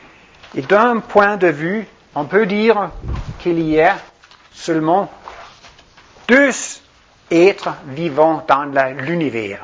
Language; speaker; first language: French; non-native, fluent; Danish